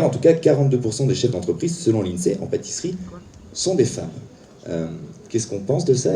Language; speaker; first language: French; native; French